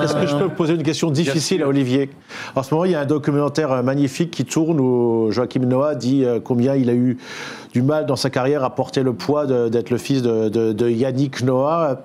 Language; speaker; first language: French; native; French